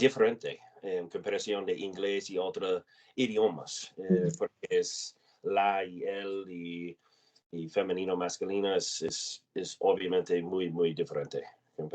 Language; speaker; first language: Spanish; non-native, learner; English